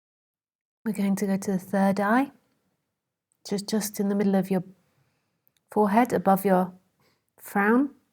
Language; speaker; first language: English; native; English